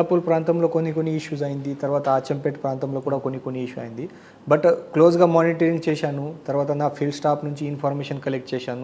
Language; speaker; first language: Telugu; non-native, learner; Marathi